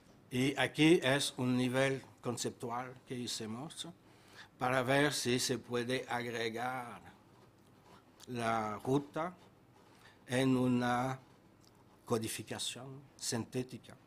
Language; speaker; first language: Spanish; non-native, fluent; French